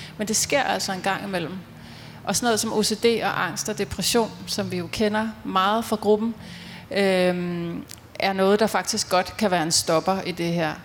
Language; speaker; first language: Danish; native; Danish